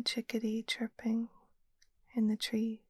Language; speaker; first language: English; native; English